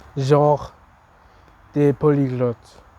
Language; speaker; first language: French; non-native, learner; English